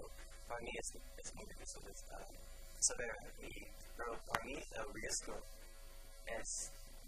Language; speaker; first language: Spanish; non-native, fluent; English